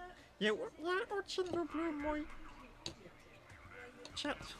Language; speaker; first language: Russian; non-native, learner; English